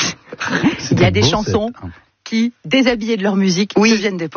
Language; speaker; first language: French; native; French